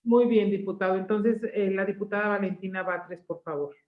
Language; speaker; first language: Spanish; native; Spanish